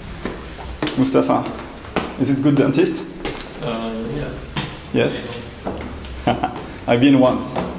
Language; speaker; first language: English; non-native, learner; French